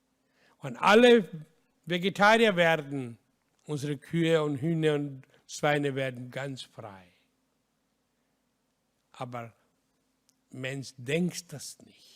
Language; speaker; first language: German; non-native, learner; Hindi